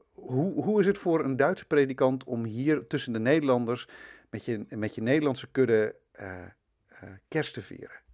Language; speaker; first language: Dutch; native; Dutch